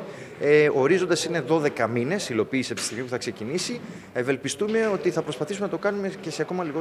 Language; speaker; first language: Greek; native; Greek